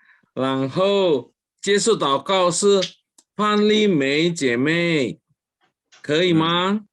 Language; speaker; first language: Chinese; early bilingual, heritage; Chinese